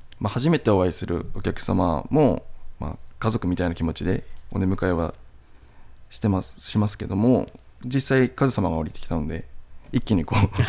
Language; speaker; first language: Japanese; native; Japanese